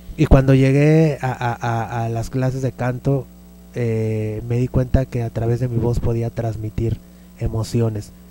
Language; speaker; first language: Spanish; native; Spanish